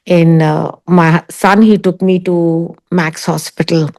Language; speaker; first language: English; non-native, local second language; Punjabi